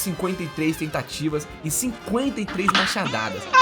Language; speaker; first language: Portuguese; native; Portuguese